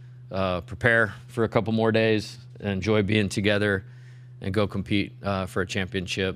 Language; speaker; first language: English; native; English